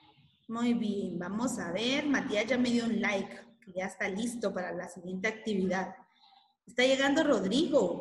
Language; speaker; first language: Spanish; native; Spanish